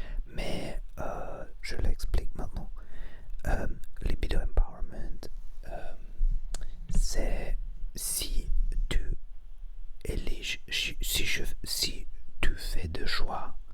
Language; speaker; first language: French; non-native, learner; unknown